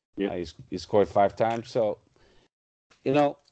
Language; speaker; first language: English; non-native, fluent; Portuguese